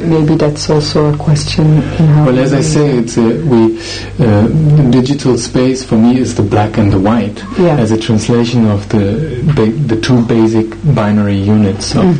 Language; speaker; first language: English; non-native, fluent; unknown